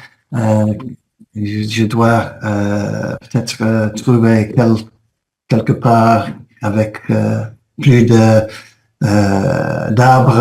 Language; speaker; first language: French; non-native, fluent; English